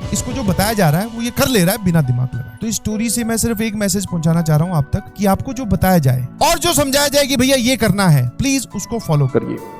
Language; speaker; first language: Hindi; native; Hindi